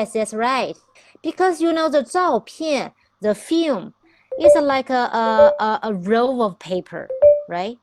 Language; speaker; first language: English; non-native, fluent; Chinese